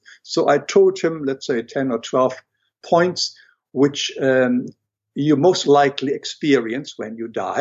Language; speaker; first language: English; non-native, fluent; German